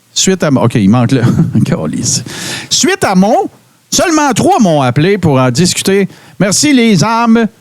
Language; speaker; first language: French; native; French